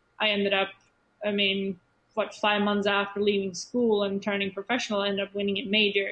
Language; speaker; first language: English; non-native, fluent; Swedish